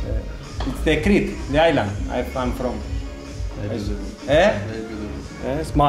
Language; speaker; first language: English; non-native, learner; Greek